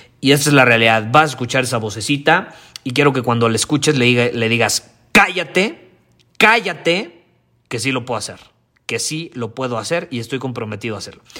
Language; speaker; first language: Spanish; native; Spanish